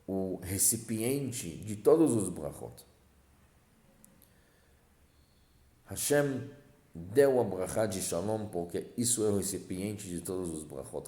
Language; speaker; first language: Portuguese; non-native, fluent; Hebrew